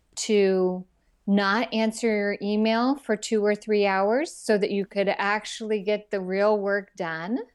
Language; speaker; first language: English; native; English